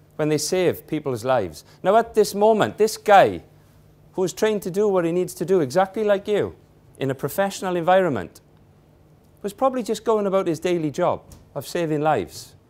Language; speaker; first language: English; native; English